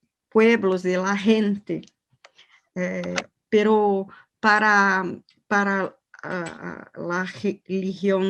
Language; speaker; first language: Spanish; non-native, learner; Portuguese